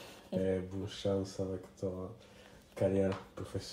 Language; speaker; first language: French; non-native, learner; English